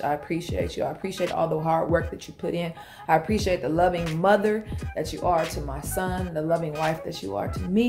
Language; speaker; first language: English; native; English